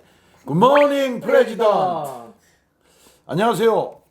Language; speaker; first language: Korean; native; Korean